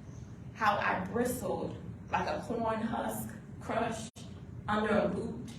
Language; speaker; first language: English; native; English